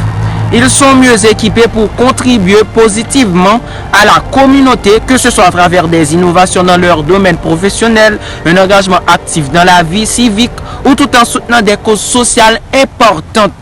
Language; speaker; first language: French; non-native, local second language; Haitian Creole